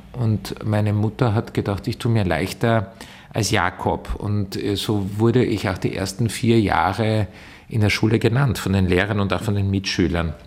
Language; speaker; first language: German; early bilingual, heritage; German